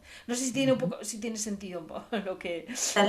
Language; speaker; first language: Spanish; native; Spanish